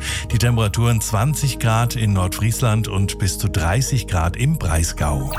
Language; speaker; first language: German; native; German